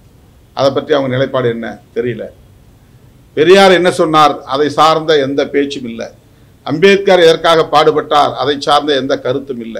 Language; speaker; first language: Tamil; native; Tamil